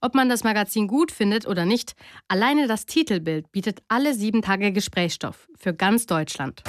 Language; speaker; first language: German; native; German